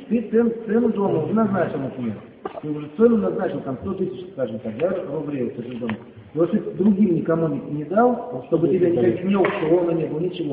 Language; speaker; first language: Russian; native; Russian